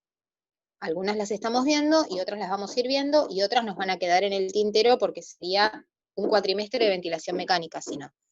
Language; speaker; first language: Spanish; native; Spanish